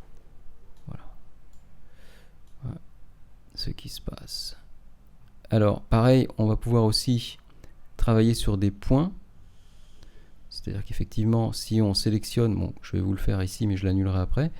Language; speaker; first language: French; native; French